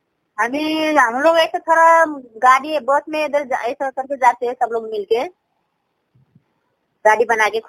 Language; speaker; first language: Hindi; non-native, local second language; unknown